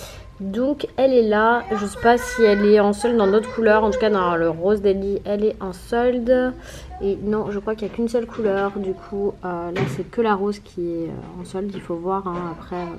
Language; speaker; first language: French; native; French